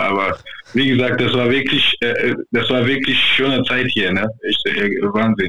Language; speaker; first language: German; non-native, fluent; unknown